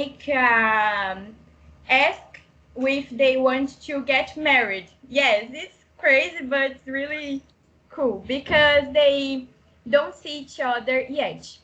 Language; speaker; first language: English; non-native, learner; Portuguese